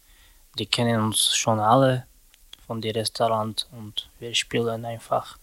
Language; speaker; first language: German; non-native, learner; Romany